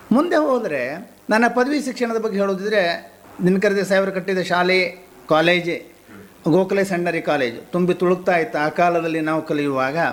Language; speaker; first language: Kannada; native; Kannada